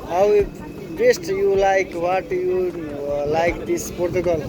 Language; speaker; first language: English; non-native, learner; Nepali